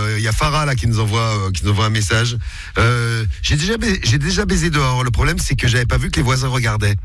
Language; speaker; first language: French; native; French